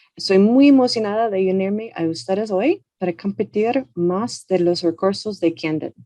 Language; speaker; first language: Spanish; non-native, fluent; English